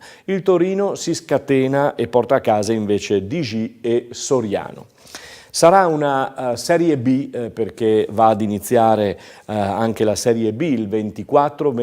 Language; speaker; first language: Italian; native; Italian